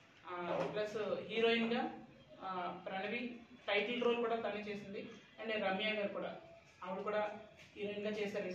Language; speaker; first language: Telugu; native; Telugu